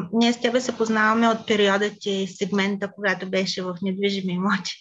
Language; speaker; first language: Bulgarian; native; Bulgarian